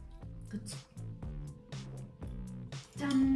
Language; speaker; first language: German; non-native, learner; Korean